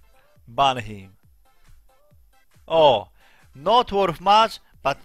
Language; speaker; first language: English; non-native, learner; Polish